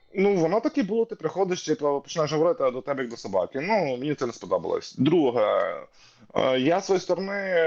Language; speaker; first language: Ukrainian; native; Ukrainian